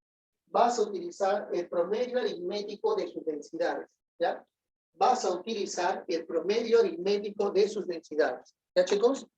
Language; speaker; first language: Spanish; native; Spanish